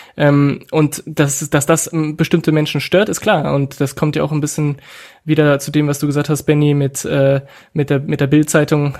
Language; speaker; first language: German; non-native, fluent; French